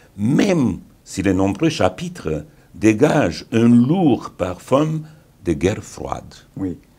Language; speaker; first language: French; non-native, fluent; Romanian